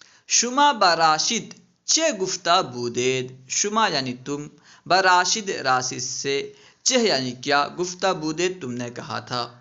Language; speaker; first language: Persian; non-native, fluent; Urdu